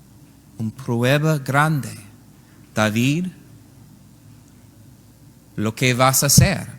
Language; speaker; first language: Spanish; non-native, learner; English